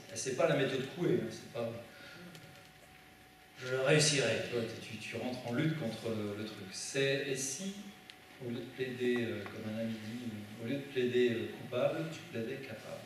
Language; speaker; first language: French; native; French